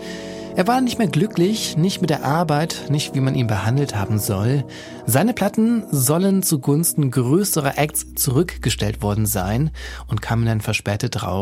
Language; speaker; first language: German; native; German